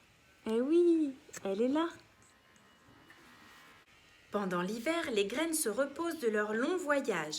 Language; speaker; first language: French; native; French